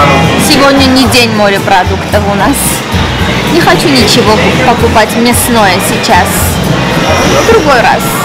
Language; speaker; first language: Russian; non-native, local second language; Armenian